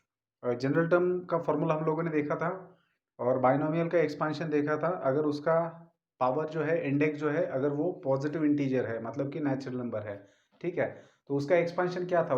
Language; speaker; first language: Hindi; native; Hindi